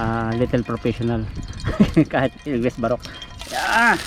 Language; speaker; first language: English; non-native, local second language; Filipino